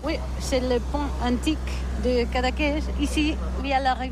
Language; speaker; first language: French; non-native, learner; Catalan